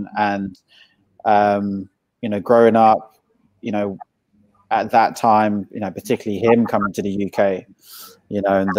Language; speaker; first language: English; native; English